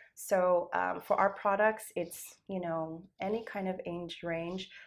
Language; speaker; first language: English; native; English